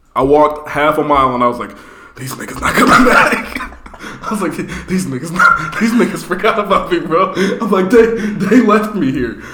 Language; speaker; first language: English; native; English